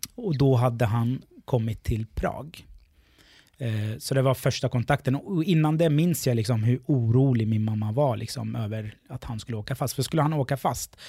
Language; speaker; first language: Swedish; early bilingual, other home language; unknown